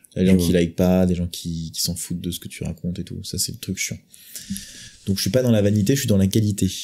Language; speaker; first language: French; native; French